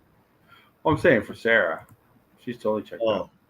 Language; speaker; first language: English; native; English